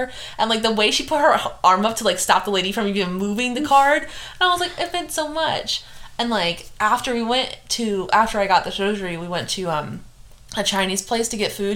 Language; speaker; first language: English; native; English